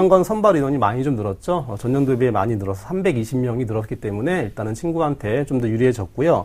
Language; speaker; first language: Korean; native; Korean